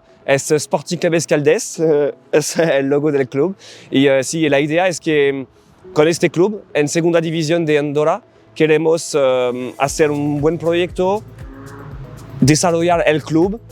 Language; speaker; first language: Spanish; non-native, learner; French